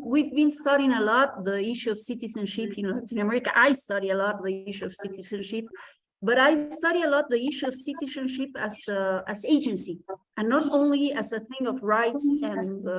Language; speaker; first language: English; non-native, fluent; Spanish